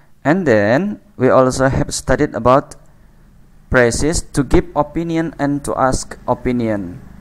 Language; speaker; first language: English; non-native, fluent; Indonesian